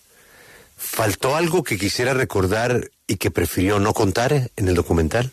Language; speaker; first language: Spanish; native; Spanish